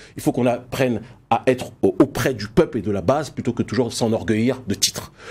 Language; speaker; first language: French; native; French